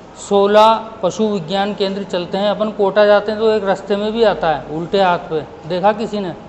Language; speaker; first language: Hindi; native; Hindi